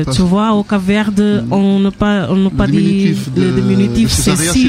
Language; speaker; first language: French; non-native, learner; Portuguese